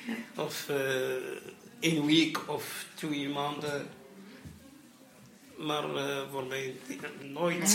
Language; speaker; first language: Dutch; non-native, learner; Arabic